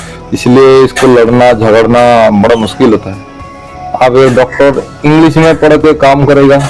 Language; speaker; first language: Hindi; non-native, local second language; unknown